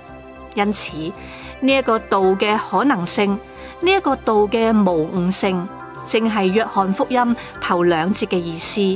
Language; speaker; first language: Chinese; non-native, local second language; Cantonese